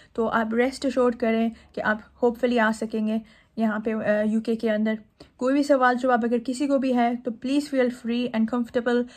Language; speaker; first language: Urdu; native; Urdu